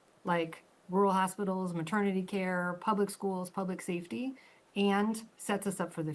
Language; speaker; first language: English; native; English